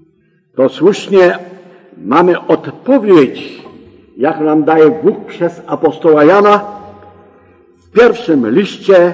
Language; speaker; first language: Polish; native; Polish